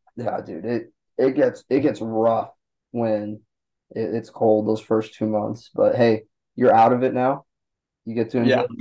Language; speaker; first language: English; native; English